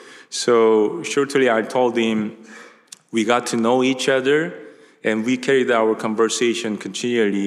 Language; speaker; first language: English; non-native, fluent; Korean